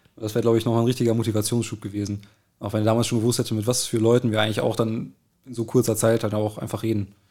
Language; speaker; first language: German; native; German